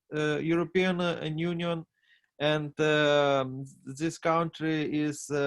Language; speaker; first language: English; non-native, learner; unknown